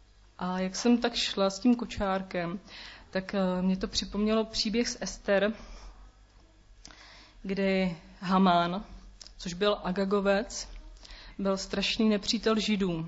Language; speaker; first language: Czech; native; Czech